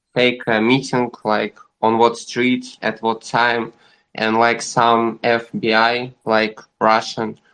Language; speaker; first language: English; non-native, learner; Russian